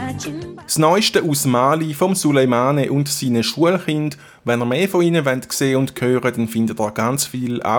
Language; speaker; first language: German; native; German